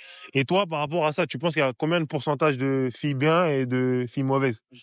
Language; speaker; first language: French; native; French